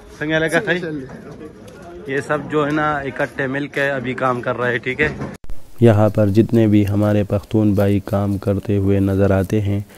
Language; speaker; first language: Urdu; non-native, local second language; Pashto